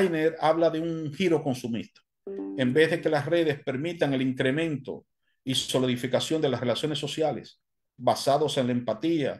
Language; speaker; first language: Spanish; native; Spanish